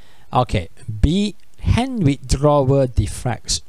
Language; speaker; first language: English; non-native, local second language; Chinese